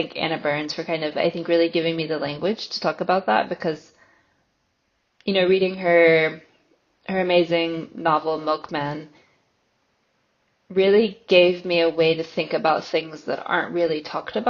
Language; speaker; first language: English; native; English